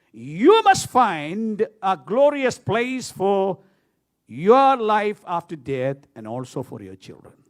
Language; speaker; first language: English; non-native, local second language; Malayalam